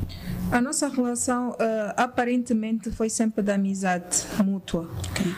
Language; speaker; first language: Portuguese; native; Portuguese